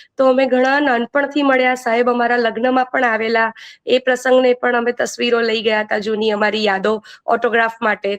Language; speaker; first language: Gujarati; native; Gujarati